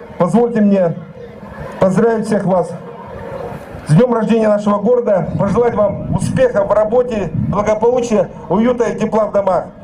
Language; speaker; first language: Russian; non-native, local second language; Yakut